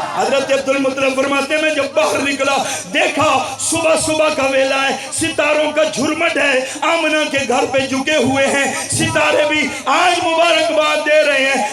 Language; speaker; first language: Urdu; non-native, local second language; Pashto